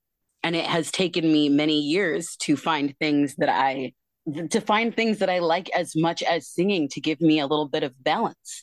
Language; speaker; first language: English; native; English